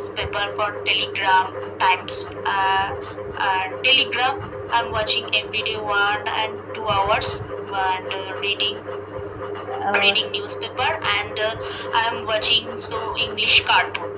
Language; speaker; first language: English; non-native, learner; Bangla